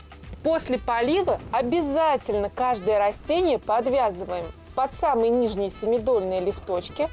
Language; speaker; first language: Russian; native; Russian